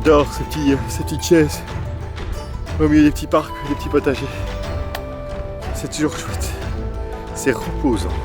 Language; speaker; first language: French; native; French